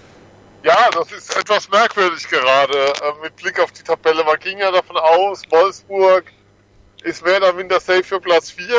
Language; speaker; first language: German; native; German